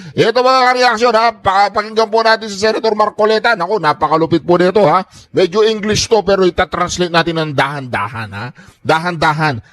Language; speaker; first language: Filipino; native; Filipino